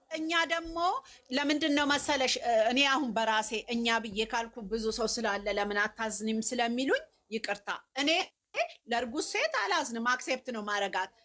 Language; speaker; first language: Amharic; native; Amharic